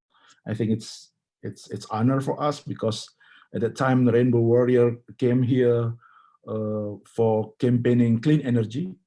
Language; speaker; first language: English; non-native, fluent; Indonesian